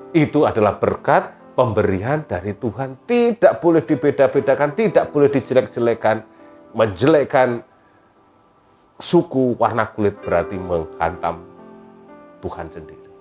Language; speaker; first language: Indonesian; native; Indonesian